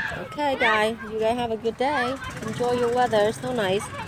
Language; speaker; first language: English; non-native, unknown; Vietnamese